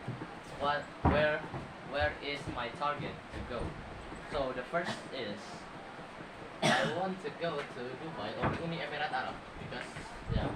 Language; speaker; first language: English; non-native, learner; Indonesian